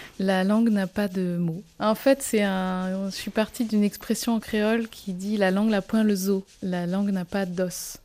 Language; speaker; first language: French; native; French